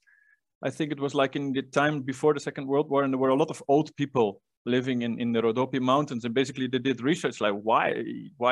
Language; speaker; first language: English; non-native, fluent; Dutch